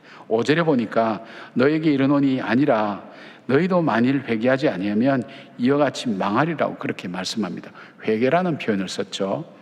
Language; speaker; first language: Korean; native; Korean